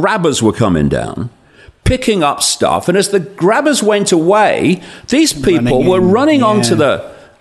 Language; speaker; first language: English; native; English